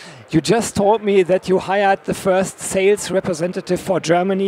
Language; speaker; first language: English; non-native, fluent; German